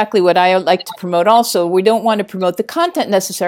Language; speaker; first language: English; native; English